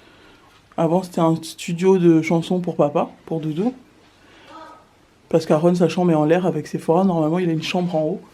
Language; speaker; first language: French; native; French